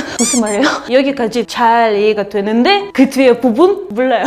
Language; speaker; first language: Korean; non-native, learner; Russian